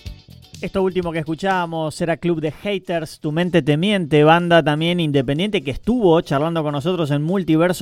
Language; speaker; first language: Spanish; native; Spanish